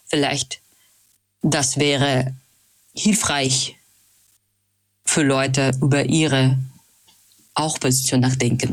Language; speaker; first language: German; non-native, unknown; Russian